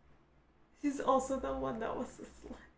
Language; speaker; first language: English; native; English